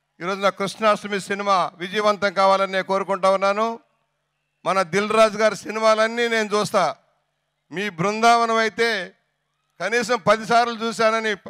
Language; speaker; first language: Telugu; native; Telugu